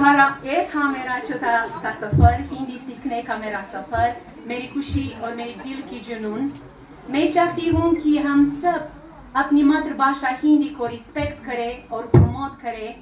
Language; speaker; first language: Hindi; non-native, fluent; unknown